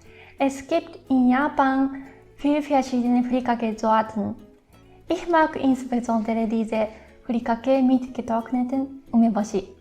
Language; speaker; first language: German; non-native, fluent; Japanese